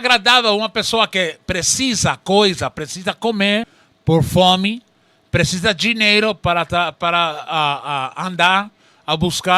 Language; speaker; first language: Portuguese; non-native, learner; Spanish